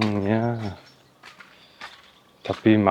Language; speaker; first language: Indonesian; non-native, learner; German